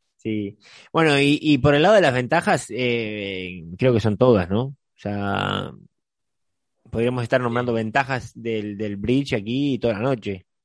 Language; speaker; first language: Spanish; native; Spanish